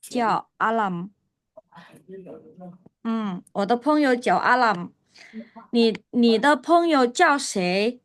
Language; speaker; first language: Chinese; non-native, fluent; Indonesian